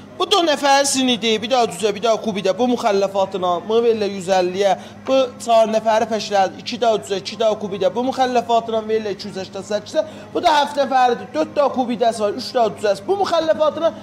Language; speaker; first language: Azerbaijani; native; Azerbaijani